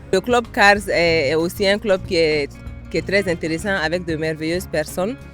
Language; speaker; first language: French; non-native, local second language; Bambara